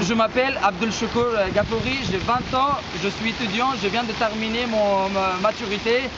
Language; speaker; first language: French; non-native, fluent; Persian